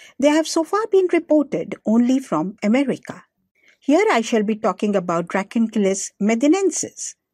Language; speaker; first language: English; non-native, local second language; Hindi